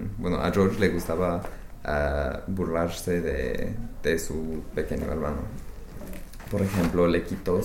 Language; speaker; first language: Spanish; non-native, fluent; English